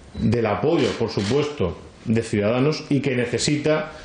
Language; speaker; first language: Spanish; non-native, fluent; English